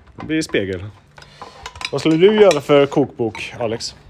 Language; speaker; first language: Swedish; native; Swedish